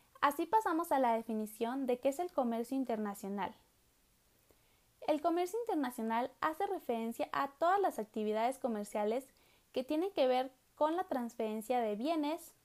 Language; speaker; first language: Spanish; native; Spanish